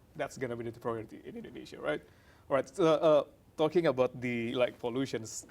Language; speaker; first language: English; non-native, fluent; Indonesian